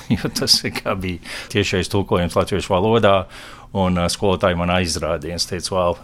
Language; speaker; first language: Latvian; early bilingual, heritage; Latvian